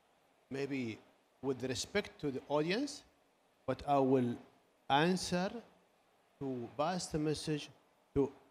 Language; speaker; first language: English; non-native, learner; Arabic